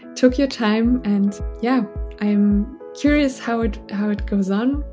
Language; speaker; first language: English; non-native, fluent; German